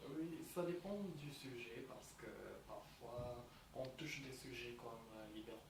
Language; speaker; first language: French; non-native, fluent; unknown